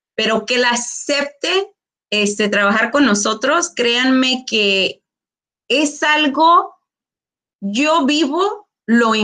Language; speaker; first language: Spanish; early bilingual, heritage; Spanish